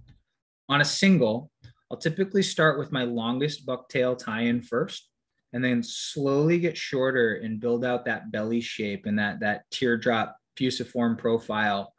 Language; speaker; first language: English; native; English